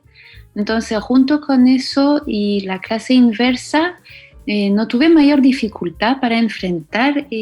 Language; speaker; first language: Spanish; non-native, fluent; French